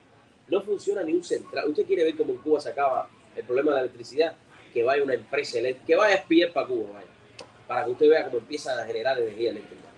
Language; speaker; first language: Spanish; native; Spanish